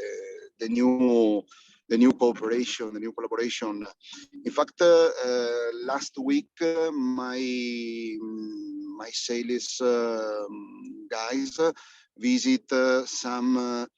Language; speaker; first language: English; non-native, fluent; Italian